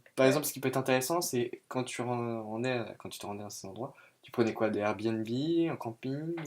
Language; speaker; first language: French; native; French